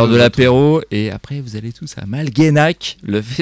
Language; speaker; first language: French; native; French